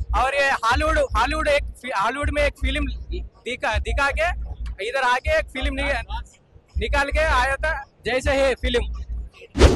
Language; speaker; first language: Hindi; non-native, local second language; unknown